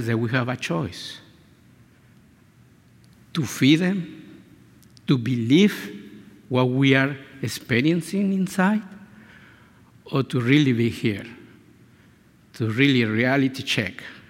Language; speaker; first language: English; non-native, fluent; Spanish